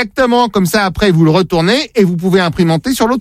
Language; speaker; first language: French; native; French